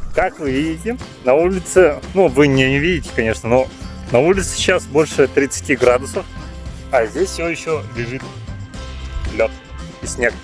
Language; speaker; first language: Russian; native; Russian